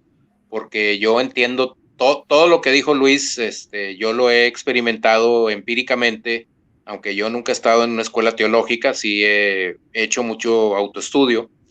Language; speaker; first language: Spanish; native; Spanish